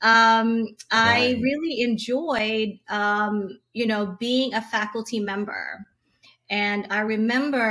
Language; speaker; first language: English; non-native, local second language; Hiligaynon